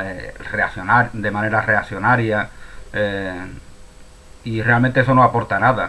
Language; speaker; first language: Spanish; native; Spanish